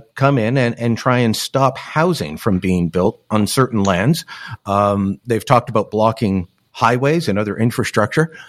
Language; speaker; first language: English; native; English